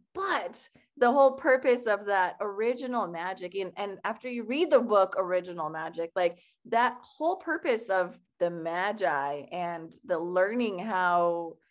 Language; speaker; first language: English; early bilingual, other home language; Persian